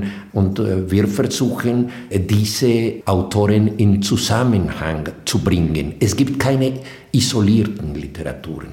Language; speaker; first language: German; non-native, fluent; Spanish